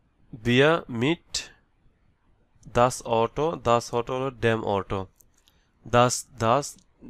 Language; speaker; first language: German; non-native, learner; Bangla